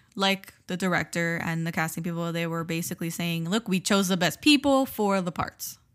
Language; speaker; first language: English; early bilingual, other home language; Spanish